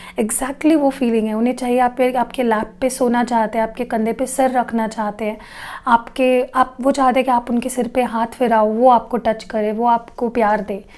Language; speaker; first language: Hindi; non-native, local second language; Marathi